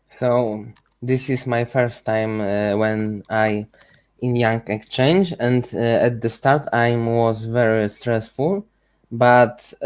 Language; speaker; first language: English; non-native, learner; Ukrainian